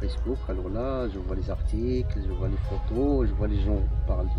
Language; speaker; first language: French; non-native, learner; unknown